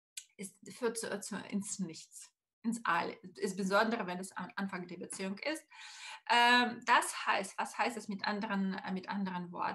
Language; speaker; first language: German; non-native, fluent; Russian